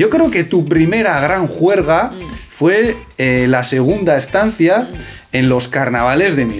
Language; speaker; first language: Spanish; native; Spanish